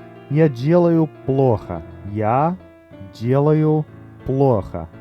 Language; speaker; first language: Russian; non-native, learner; English